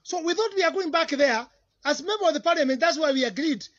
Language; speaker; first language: English; non-native, local second language; Kikuyu